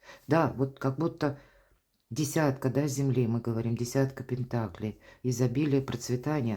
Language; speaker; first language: Russian; native; Russian